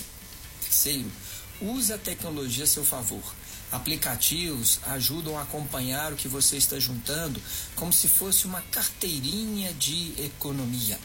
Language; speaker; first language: Portuguese; native; Portuguese